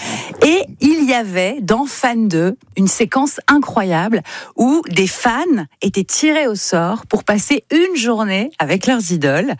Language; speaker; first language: French; native; French